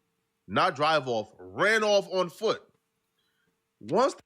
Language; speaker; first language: English; native; English